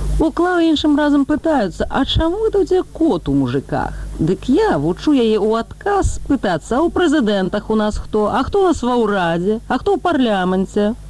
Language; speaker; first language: Belarusian; native; Belarusian